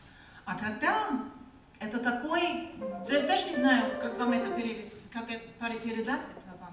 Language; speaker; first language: Russian; non-native, learner; German